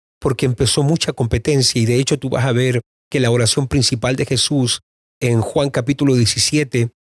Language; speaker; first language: Spanish; native; Spanish